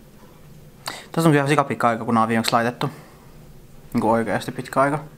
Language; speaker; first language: Finnish; native; Finnish